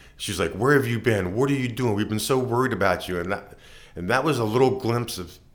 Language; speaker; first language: English; native; English